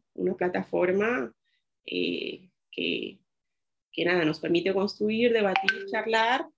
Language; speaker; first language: Spanish; native; Spanish